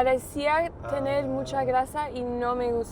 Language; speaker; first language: Spanish; non-native, learner; English